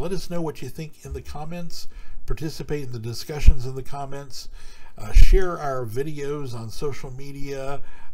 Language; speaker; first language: English; native; English